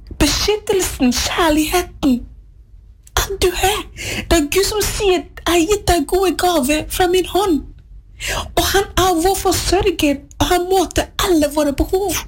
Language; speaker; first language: Norwegian; non-native, fluent; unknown